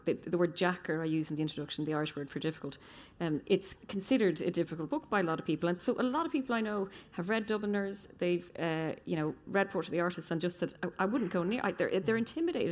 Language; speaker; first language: English; native; English